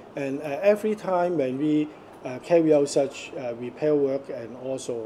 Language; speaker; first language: English; non-native, local second language; Cantonese